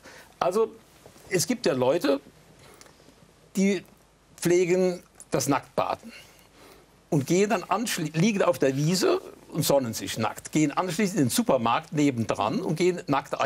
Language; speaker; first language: German; native; German